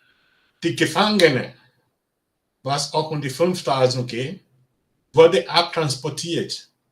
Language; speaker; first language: German; non-native, learner; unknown